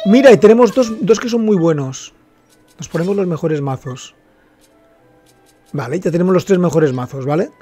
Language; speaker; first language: Spanish; native; Spanish